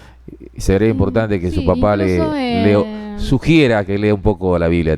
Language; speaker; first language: Spanish; native; Spanish